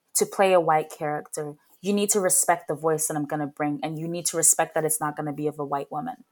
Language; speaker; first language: English; native; English